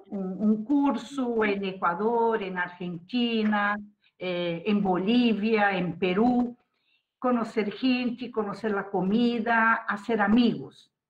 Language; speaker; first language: Spanish; non-native, fluent; Portuguese